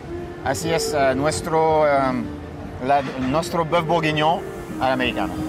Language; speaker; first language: Spanish; non-native, fluent; French